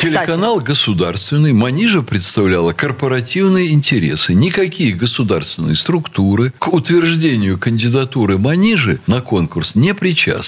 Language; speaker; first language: Russian; native; Russian